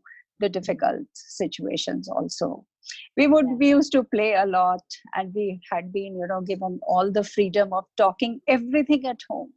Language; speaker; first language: English; non-native, local second language; Hindi